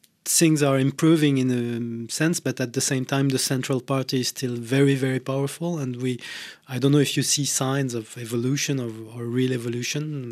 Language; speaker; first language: English; non-native, fluent; French